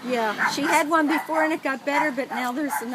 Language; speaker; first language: English; native; English